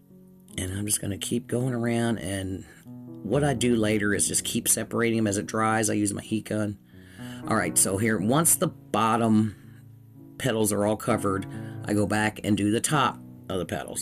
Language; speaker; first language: English; native; English